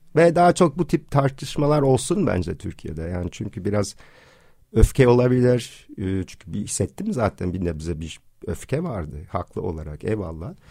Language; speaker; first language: Turkish; non-native, fluent; English